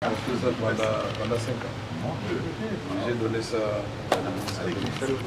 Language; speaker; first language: French; non-native, local second language; Swahili